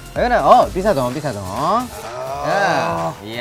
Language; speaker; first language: Indonesian; non-native, fluent; Japanese